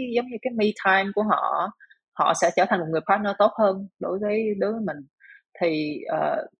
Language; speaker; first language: Vietnamese; native; Vietnamese